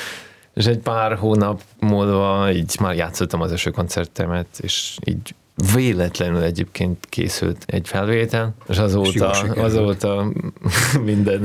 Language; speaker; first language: Hungarian; non-native, learner; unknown